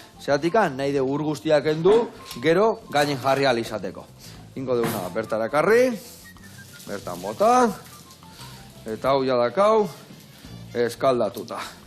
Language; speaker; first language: Basque; native; Basque